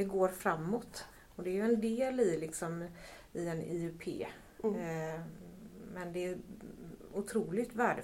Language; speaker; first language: Swedish; native; Swedish